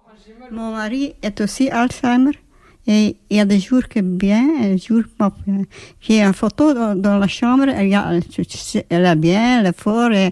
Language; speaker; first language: French; non-native, learner; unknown